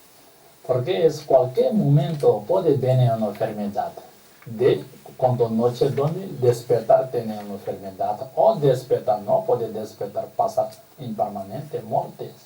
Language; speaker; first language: Spanish; non-native, learner; Tibetan